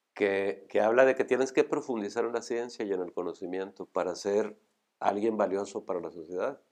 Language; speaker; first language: Spanish; native; Spanish